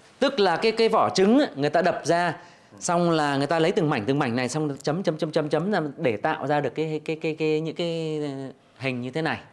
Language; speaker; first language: Vietnamese; native; Vietnamese